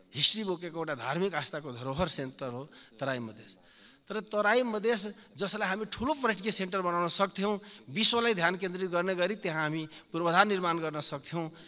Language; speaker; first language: Nepali; non-native, local second language; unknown